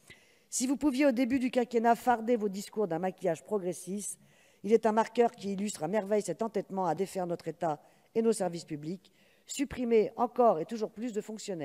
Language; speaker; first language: French; native; French